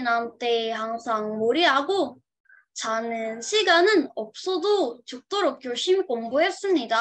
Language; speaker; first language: Korean; non-native, learner; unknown